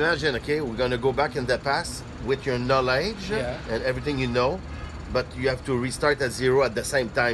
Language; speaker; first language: English; non-native, learner; French